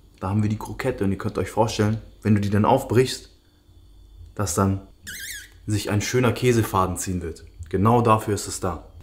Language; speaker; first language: German; native; German